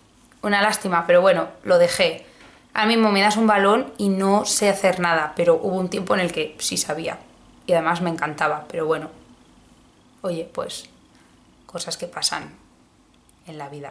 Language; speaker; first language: Spanish; native; Spanish